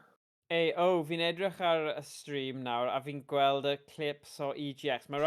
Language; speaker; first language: Welsh; native; Welsh